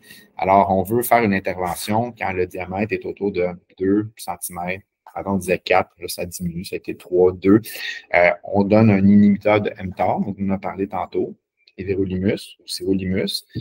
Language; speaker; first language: French; native; French